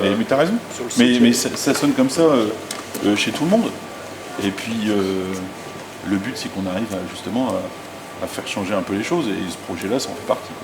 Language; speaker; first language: French; native; French